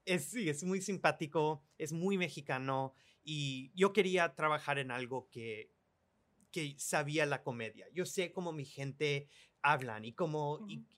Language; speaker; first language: Spanish; early bilingual, other home language; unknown